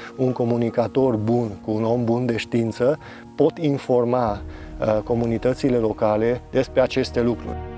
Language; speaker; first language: Romanian; non-native, local second language; Hungarian